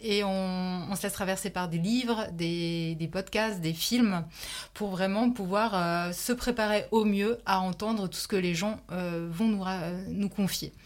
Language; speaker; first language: French; native; French